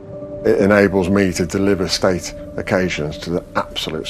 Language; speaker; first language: English; native; English